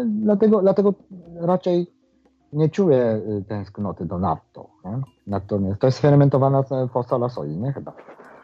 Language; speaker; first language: Polish; non-native, fluent; Japanese